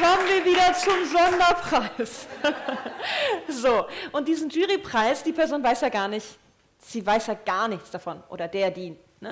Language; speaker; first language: German; native; German